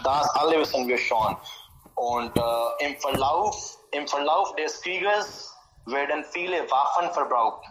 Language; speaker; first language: German; non-native, learner; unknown